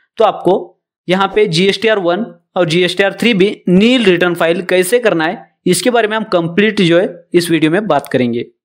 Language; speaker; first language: Hindi; non-native, local second language; Marathi